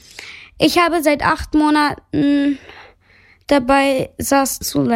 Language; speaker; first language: German; early bilingual, other home language; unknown